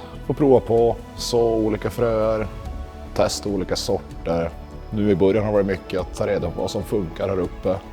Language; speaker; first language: Swedish; native; Swedish